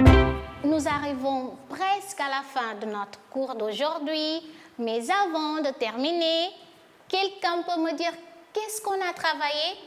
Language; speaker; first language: French; non-native, fluent; Portuguese